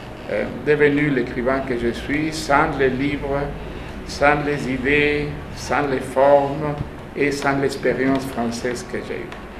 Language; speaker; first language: French; non-native, fluent; Spanish